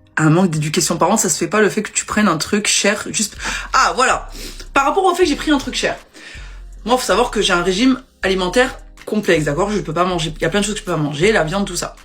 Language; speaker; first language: French; native; French